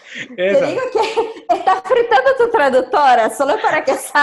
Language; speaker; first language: Spanish; non-native, fluent; Portuguese